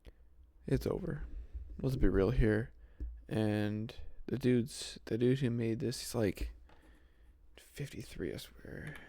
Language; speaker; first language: English; native; English